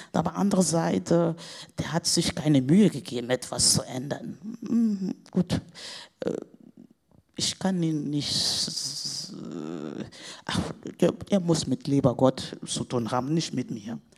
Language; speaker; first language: German; non-native, fluent; Portuguese